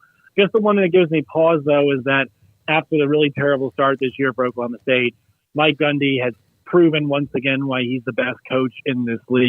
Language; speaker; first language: English; native; English